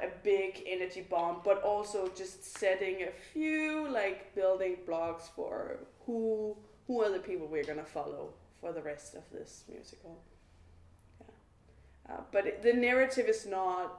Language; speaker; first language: English; non-native, fluent; Danish